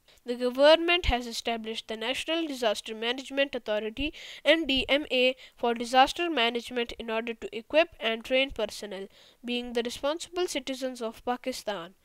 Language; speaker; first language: English; non-native, local second language; Urdu